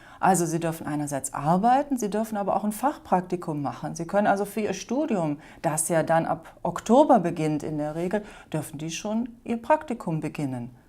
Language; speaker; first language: German; native; German